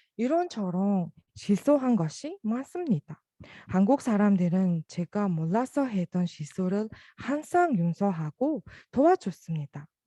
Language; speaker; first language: Korean; non-native, learner; Mongolian